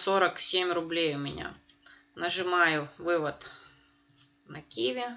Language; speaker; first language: Russian; native; Russian